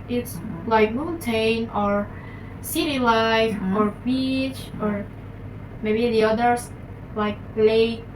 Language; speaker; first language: English; non-native, learner; Indonesian